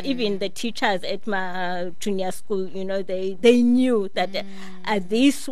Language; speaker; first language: English; non-native, fluent; Xhosa